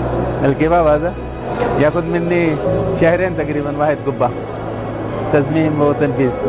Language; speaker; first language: Arabic; non-native, fluent; Urdu